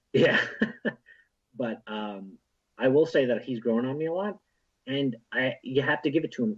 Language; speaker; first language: English; native; English